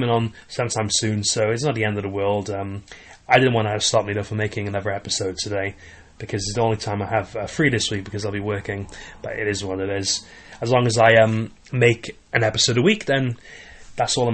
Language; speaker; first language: English; native; English